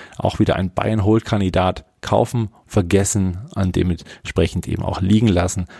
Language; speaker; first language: German; native; German